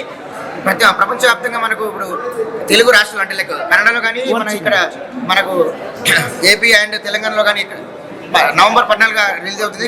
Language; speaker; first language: Telugu; native; Telugu